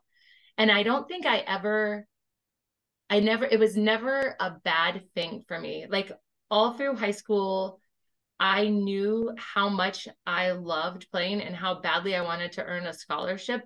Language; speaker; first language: English; native; English